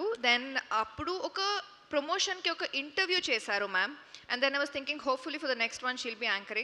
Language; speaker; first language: Telugu; non-native, fluent; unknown